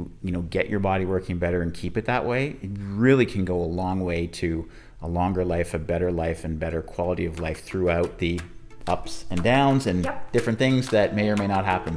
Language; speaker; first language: English; native; English